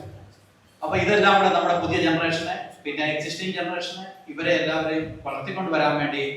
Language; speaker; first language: Malayalam; native; Malayalam